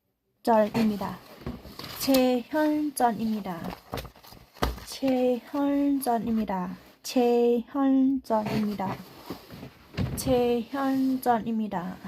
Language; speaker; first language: Korean; non-native, learner; Thai